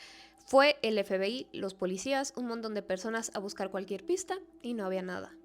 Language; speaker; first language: Spanish; native; Spanish